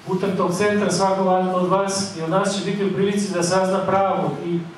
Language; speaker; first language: Bosnian; native; Bosnian